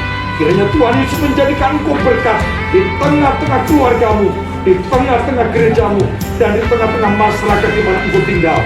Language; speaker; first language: Indonesian; native; Indonesian